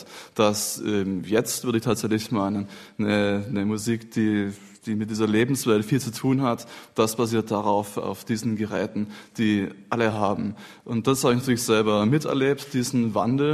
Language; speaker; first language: German; native; German